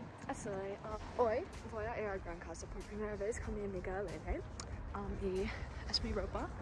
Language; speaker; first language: Spanish; non-native, learner; English